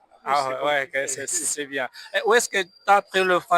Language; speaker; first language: French; non-native, fluent; Portuguese